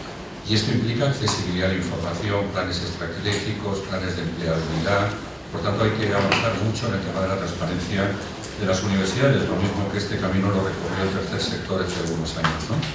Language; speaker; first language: Spanish; native; Spanish